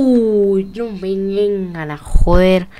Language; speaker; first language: Spanish; native; Spanish